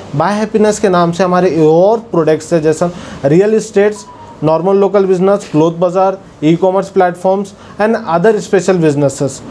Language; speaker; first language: Hindi; non-native, local second language; Urdu